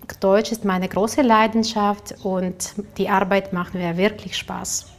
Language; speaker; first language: German; non-native, fluent; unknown